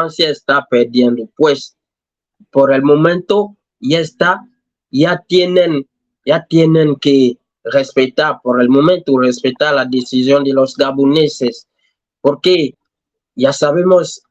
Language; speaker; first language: Spanish; non-native, learner; French